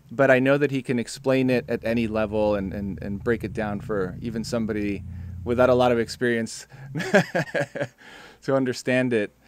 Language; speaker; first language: English; early bilingual, other home language; Spanish